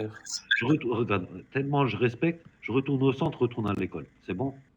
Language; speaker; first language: French; native; French